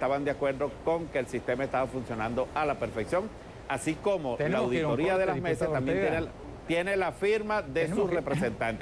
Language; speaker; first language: Spanish; native; Spanish